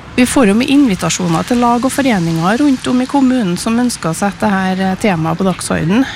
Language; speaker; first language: Norwegian; native; Norwegian